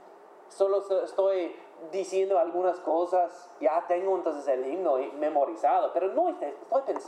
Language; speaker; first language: Spanish; non-native, fluent; English